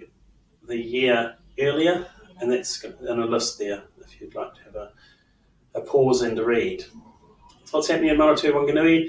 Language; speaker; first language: English; native; English